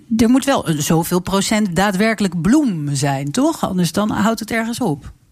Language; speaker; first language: Dutch; native; Dutch